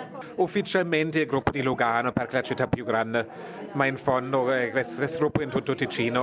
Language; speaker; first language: Italian; non-native, fluent; German